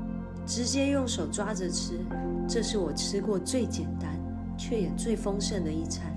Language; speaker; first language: Chinese; native; Chinese